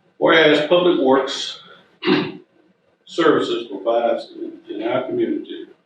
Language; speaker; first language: English; native; English